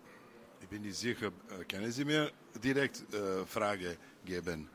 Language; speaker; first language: German; non-native, learner; Serbian